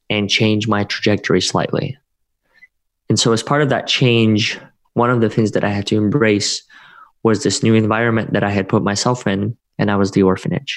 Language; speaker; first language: English; early bilingual, other home language; Russian